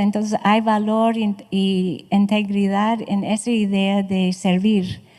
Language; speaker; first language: Spanish; non-native, fluent; English